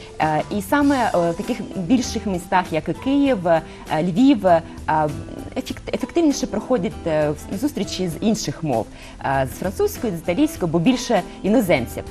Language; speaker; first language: Ukrainian; non-native, local second language; Russian